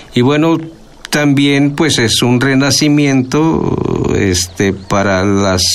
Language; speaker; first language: Spanish; non-native, local second language; Nahuatl languages